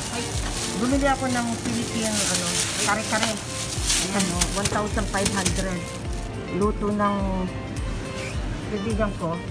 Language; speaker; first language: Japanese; non-native, learner; Filipino